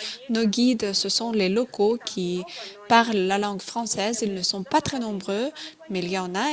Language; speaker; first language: French; non-native, fluent; Russian